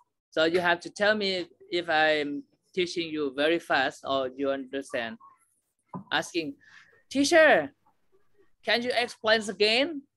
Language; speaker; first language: English; non-native, learner; Thai